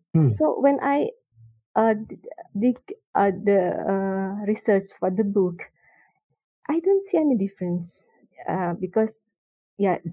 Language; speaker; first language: English; non-native, learner; Indonesian